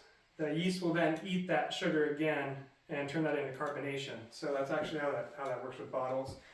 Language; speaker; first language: English; native; English